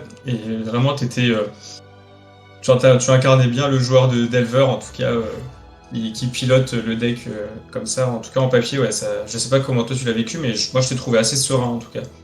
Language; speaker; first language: French; native; French